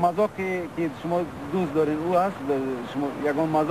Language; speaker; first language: Persian; non-native, learner; Russian